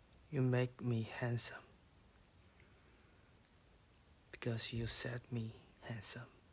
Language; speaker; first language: English; non-native, learner; Korean